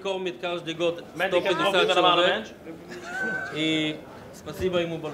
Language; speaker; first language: Russian; non-native, fluent; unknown